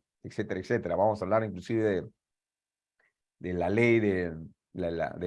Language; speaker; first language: Spanish; native; Spanish